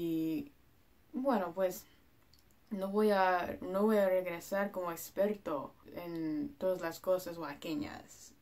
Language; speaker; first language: Spanish; non-native, learner; English